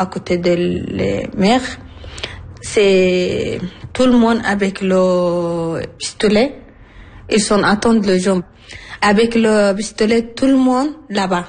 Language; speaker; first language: French; non-native, learner; Arabic